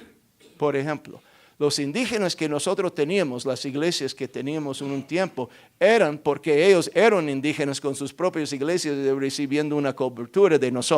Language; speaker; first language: Spanish; non-native, fluent; English